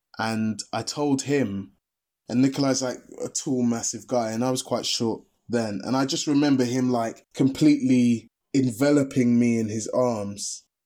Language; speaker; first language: English; native; English